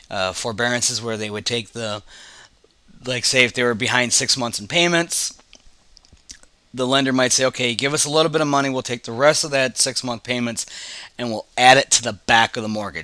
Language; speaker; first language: English; native; English